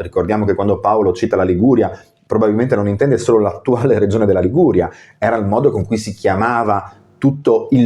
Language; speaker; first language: Italian; native; Italian